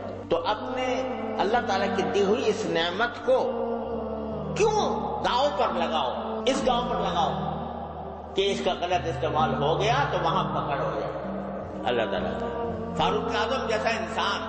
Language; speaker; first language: Urdu; native; Urdu